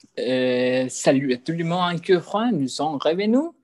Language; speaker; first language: French; non-native, learner; Spanish